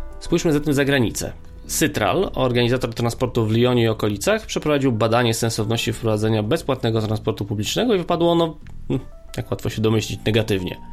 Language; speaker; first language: Polish; native; Polish